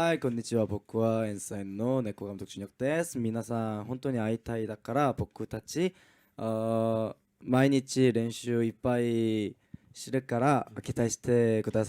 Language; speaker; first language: Japanese; non-native, learner; Korean